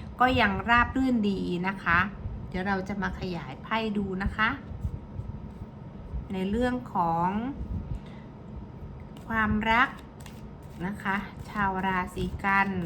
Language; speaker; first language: Thai; native; Thai